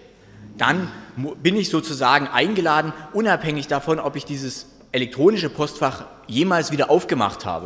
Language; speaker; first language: German; native; German